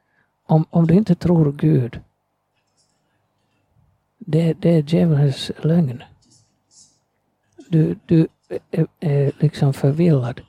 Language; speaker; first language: Swedish; non-native, fluent; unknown